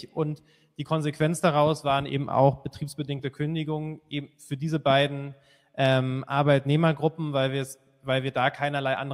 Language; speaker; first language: German; native; German